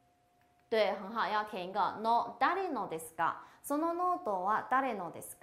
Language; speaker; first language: Japanese; non-native, fluent; Chinese